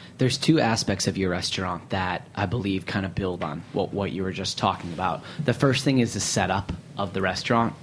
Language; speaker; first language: English; native; English